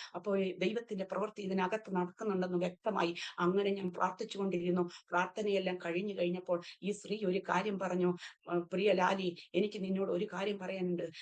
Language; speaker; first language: Malayalam; early bilingual, heritage; Malayalam